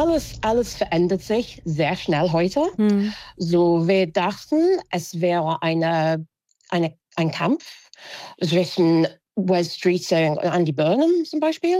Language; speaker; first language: German; non-native, fluent; English